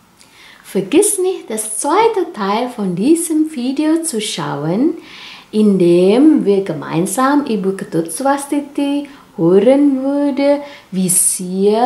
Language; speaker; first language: German; non-native, fluent; Indonesian